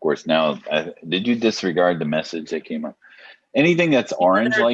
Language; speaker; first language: English; native; English